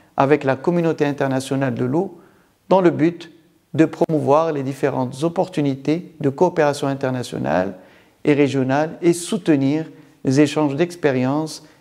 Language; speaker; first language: French; non-native, local second language; Arabic